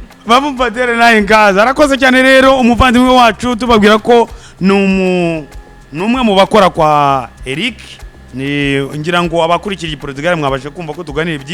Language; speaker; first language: Portuguese; non-native, learner; Kinyarwanda